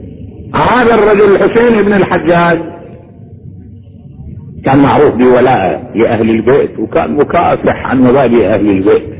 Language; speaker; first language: Arabic; native; Arabic